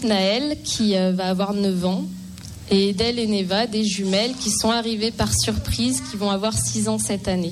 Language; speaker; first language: French; native; French